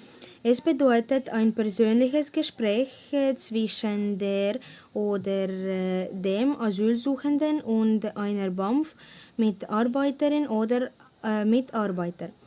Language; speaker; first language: German; non-native, learner; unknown